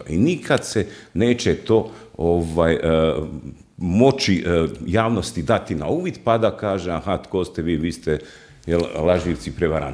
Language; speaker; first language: Croatian; native; Croatian